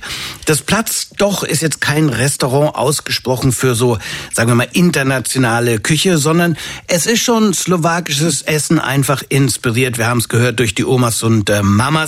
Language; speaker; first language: German; native; German